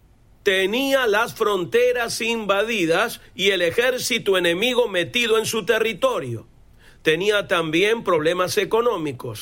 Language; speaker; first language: Spanish; native; Spanish